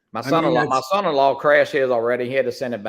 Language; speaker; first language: English; native; English